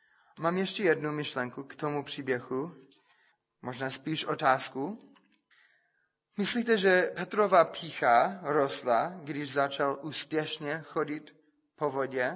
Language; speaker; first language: Czech; non-native, fluent; English